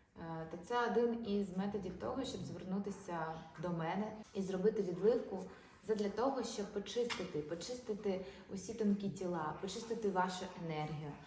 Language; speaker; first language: Ukrainian; non-native, local second language; Russian